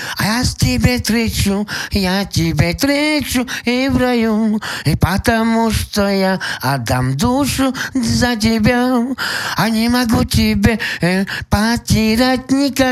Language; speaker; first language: Russian; non-native, local second language; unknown